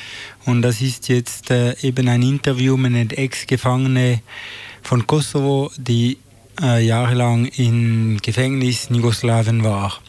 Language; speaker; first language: German; non-native, fluent; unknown